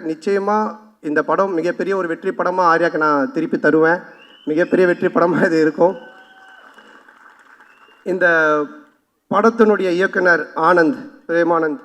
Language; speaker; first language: Tamil; native; Tamil